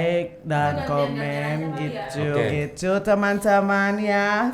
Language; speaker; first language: Indonesian; native; Indonesian